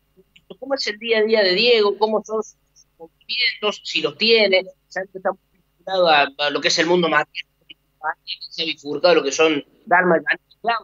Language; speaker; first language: Spanish; native; Spanish